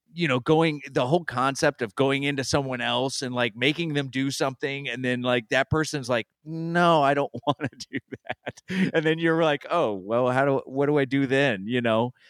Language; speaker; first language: English; native; English